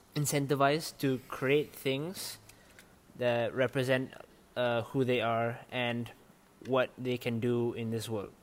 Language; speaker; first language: English; non-native, local second language; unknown